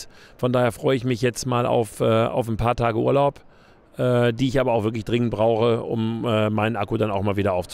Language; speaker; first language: German; native; German